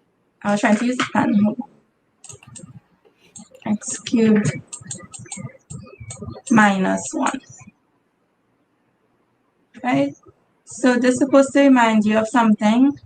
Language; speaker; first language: English; native; English